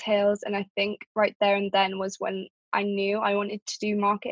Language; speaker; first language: English; native; English